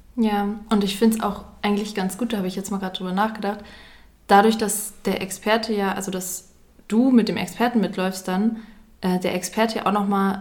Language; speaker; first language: German; native; German